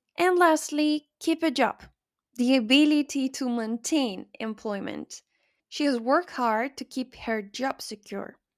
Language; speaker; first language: English; non-native, fluent; Spanish